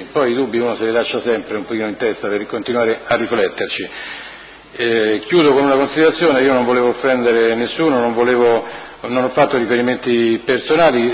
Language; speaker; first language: Italian; native; Italian